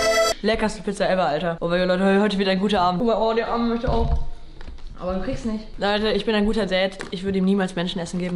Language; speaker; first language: German; native; German